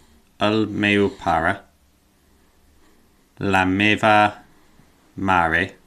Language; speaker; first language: Catalan; non-native, learner; English